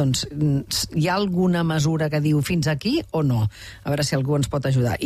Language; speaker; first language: Catalan; native; Catalan